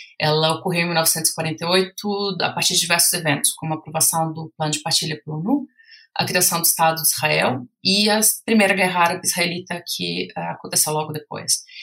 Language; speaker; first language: Portuguese; native; Portuguese